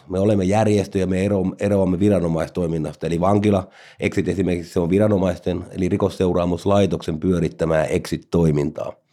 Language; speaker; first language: Finnish; native; Finnish